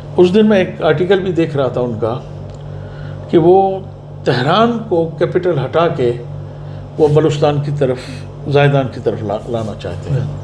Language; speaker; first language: Urdu; non-native, local second language; Baluchi